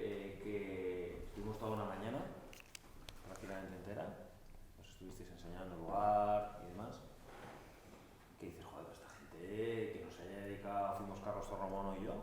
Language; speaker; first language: Spanish; native; Spanish